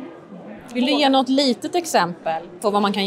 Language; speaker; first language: Swedish; native; Swedish